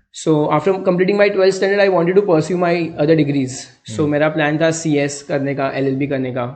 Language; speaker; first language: Hindi; native; Hindi